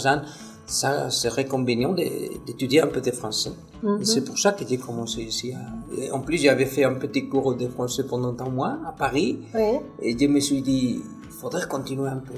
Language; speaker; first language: French; non-native, fluent; Spanish